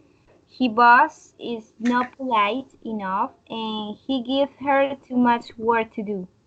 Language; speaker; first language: English; non-native, learner; Spanish